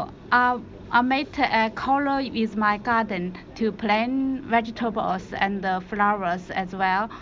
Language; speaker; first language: English; non-native, learner; Chinese